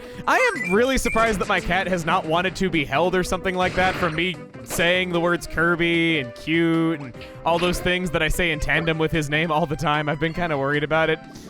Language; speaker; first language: English; native; English